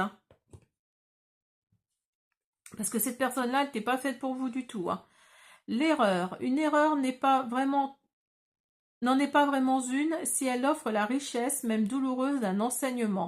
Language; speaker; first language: French; native; French